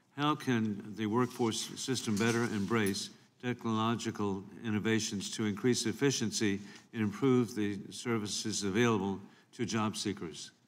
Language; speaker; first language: English; native; English